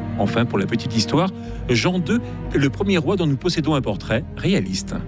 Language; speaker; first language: French; native; French